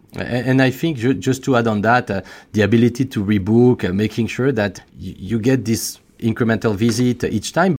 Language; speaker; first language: English; non-native, fluent; French